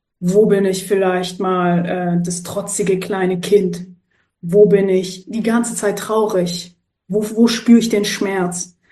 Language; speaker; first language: German; early bilingual, other home language; Turkish